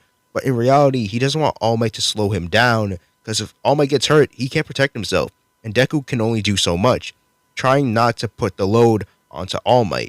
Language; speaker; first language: English; native; English